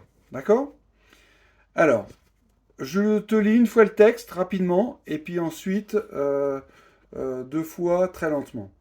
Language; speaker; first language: French; native; French